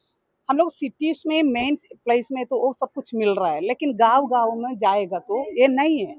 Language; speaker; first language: Hindi; non-native, local second language; Malayalam